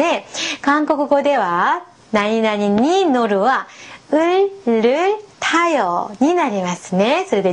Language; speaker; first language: Japanese; non-native, fluent; Korean